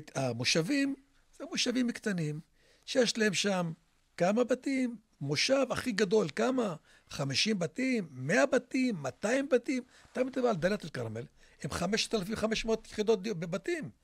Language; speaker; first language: Hebrew; non-native, local second language; Arabic